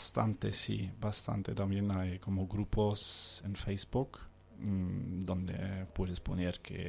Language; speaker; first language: Spanish; non-native, fluent; Danish